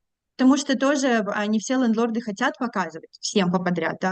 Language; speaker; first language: Russian; native; Russian